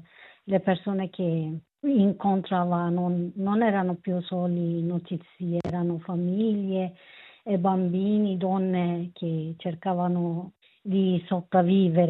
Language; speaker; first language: Italian; non-native, learner; Kurdish